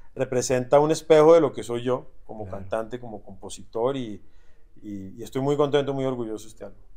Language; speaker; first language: Spanish; native; Spanish